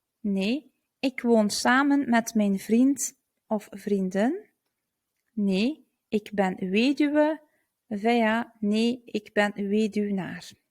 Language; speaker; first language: Dutch; non-native, fluent; Turkish